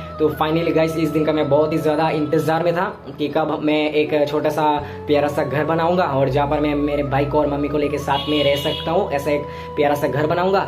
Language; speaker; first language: Hindi; non-native, local second language; Bangla